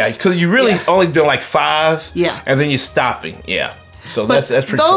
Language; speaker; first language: English; native; English